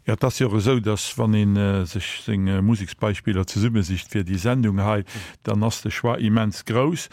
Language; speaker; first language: Luxembourgish; native; Luxembourgish